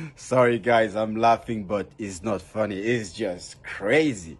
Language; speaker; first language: English; non-native, fluent; French